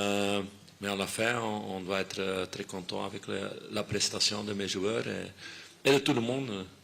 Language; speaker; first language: French; non-native, fluent; Dutch